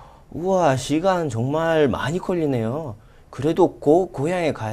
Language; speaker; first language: Korean; non-native, learner; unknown